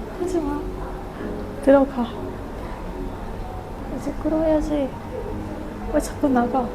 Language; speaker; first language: Korean; non-native, learner; Vietnamese